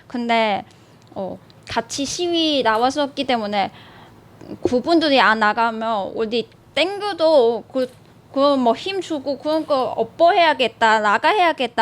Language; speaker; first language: Korean; non-native, learner; Cantonese